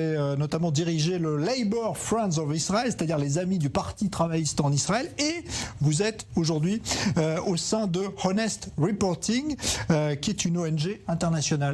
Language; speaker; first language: French; native; French